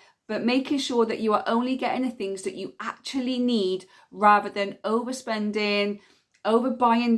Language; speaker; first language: English; native; English